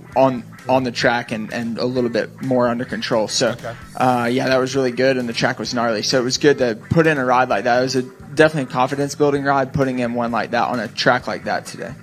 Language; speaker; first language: English; native; English